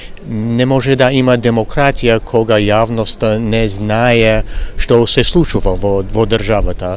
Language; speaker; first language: Macedonian; non-native, fluent; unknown